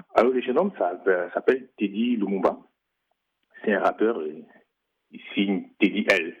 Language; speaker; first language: French; non-native, local second language; Lingala